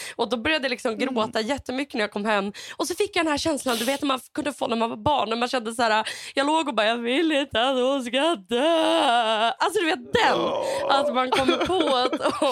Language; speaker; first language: Swedish; native; Swedish